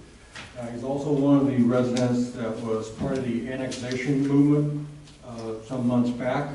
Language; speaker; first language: English; native; English